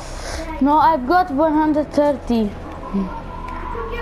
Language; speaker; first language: English; non-native, learner; Italian